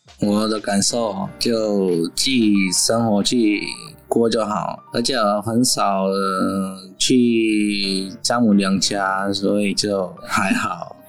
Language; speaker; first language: Chinese; non-native, fluent; Vietnamese